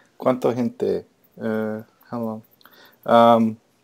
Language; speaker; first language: Spanish; non-native, learner; English